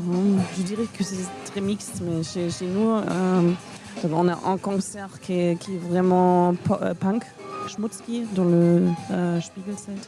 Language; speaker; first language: French; non-native, fluent; German